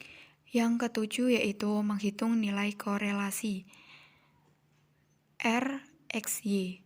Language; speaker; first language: Indonesian; native; Indonesian